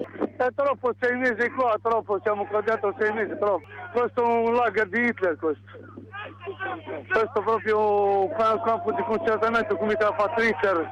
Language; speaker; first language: Italian; non-native, learner; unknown